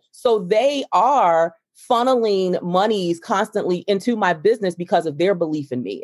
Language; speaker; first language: English; native; English